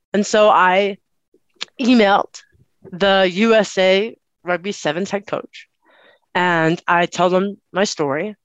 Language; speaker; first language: English; native; English